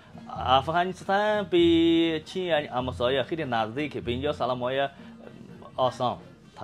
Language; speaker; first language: Persian; non-native, learner; Chinese